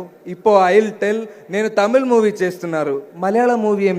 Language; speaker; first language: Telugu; non-native, learner; Malayalam